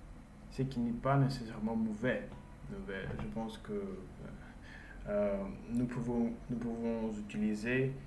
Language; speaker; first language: French; non-native, learner; English